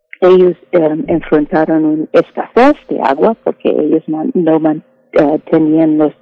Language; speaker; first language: Spanish; non-native, fluent; English